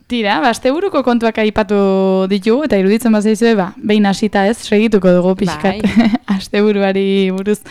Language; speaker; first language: Basque; native; Basque